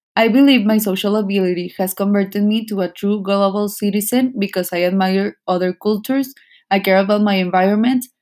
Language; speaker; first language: English; non-native, fluent; Spanish